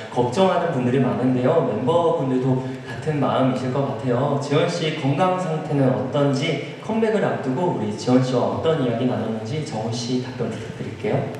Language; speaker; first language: Korean; native; Korean